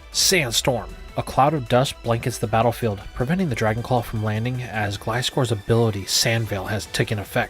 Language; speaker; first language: English; native; English